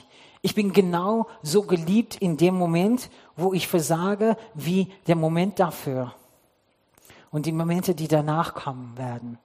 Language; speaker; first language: German; non-native, fluent; English